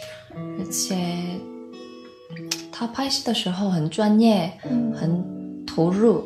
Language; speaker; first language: Chinese; non-native, learner; Korean